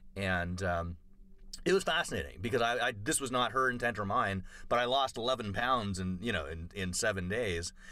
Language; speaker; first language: English; native; English